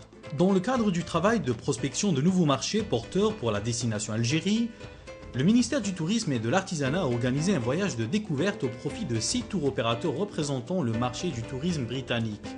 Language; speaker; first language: French; native; French